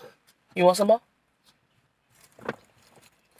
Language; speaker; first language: English; native; English